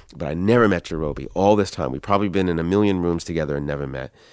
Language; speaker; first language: English; native; English